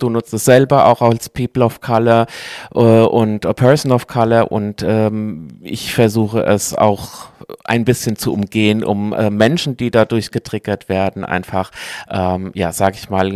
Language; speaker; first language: German; native; German